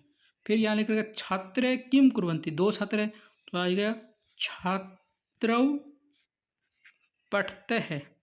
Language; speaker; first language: Hindi; native; Hindi